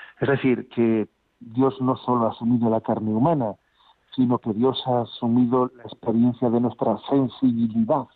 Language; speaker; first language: Spanish; native; Spanish